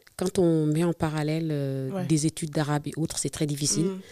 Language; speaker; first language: French; non-native, local second language; Serer